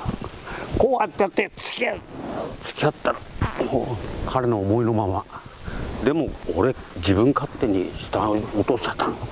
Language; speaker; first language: Japanese; native; Japanese